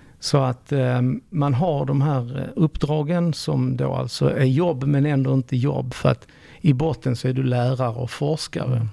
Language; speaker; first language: Swedish; early bilingual, other home language; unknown